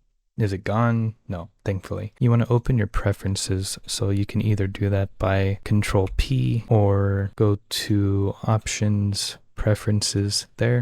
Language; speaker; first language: English; native; English